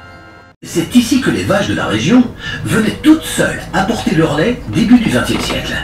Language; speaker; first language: French; native; French